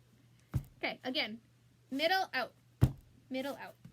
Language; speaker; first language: English; native; English